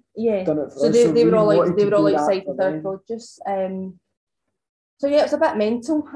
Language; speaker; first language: English; native; English